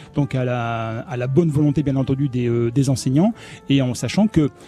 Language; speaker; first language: French; native; French